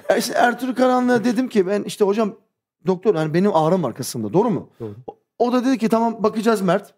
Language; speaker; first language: Turkish; early bilingual, heritage; Turkish